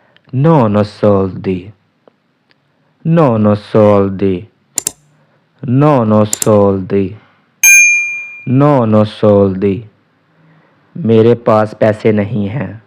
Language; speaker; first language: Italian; non-native, fluent; Urdu